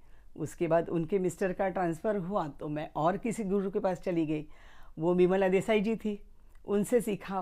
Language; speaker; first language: Hindi; native; Hindi